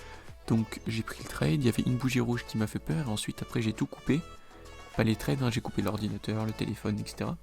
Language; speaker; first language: French; native; French